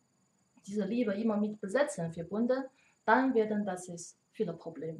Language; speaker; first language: German; non-native, learner; Chinese